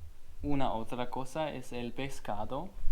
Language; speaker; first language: Spanish; non-native, learner; German